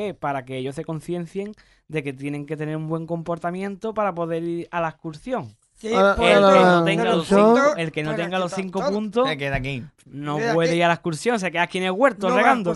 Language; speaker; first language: Spanish; native; Spanish